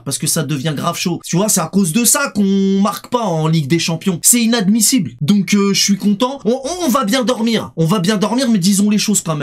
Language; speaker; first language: French; native; French